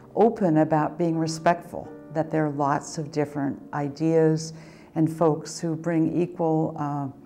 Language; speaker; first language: English; native; English